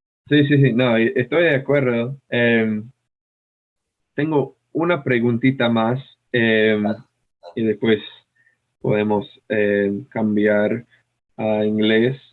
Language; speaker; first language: Spanish; non-native, fluent; English